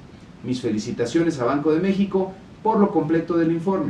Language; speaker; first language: Spanish; native; Spanish